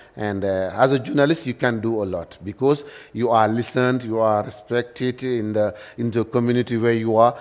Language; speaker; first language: English; non-native, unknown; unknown